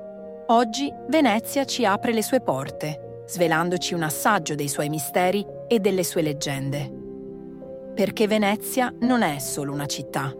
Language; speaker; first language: Italian; native; Italian